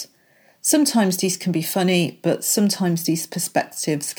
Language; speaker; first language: English; native; English